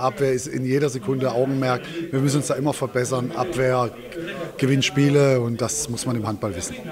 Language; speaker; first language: German; native; German